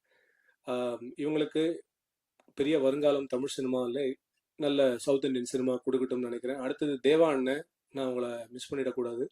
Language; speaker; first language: Tamil; native; Tamil